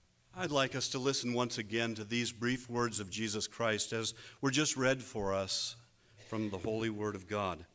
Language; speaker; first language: English; native; English